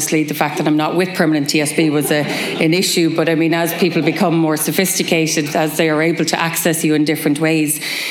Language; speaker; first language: English; native; English